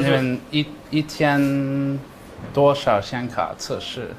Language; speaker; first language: Chinese; non-native, learner; English